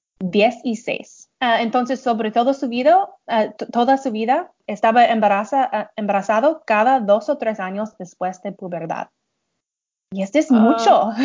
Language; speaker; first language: Spanish; non-native, learner; English